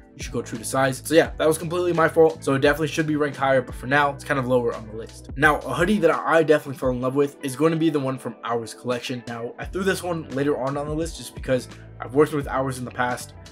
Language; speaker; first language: English; native; English